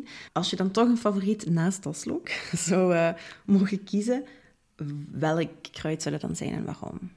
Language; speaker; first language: Dutch; native; Dutch